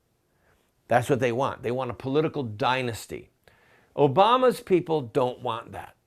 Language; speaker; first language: English; native; English